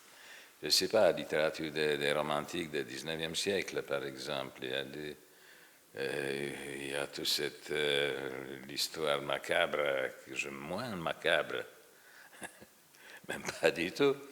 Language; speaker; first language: French; non-native, fluent; Polish